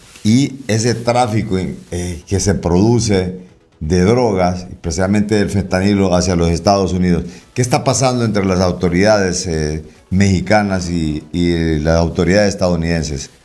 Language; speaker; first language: Spanish; native; Spanish